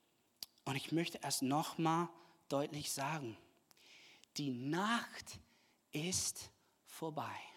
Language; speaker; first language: German; non-native, fluent; English